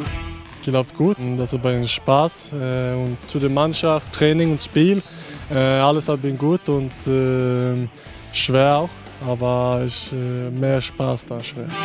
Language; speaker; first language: German; non-native, learner; Swedish